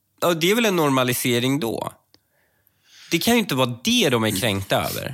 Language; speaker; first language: Swedish; early bilingual, other home language; Persian